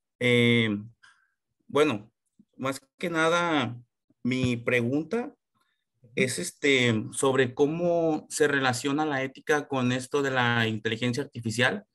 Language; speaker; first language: Spanish; native; Spanish